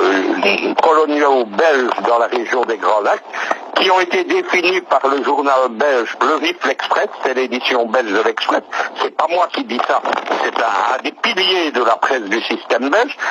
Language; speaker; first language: French; native; French